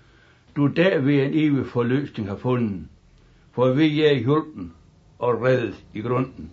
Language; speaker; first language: Danish; native; Danish